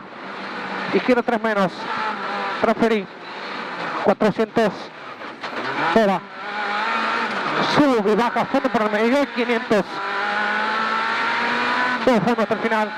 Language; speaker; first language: Spanish; native; Spanish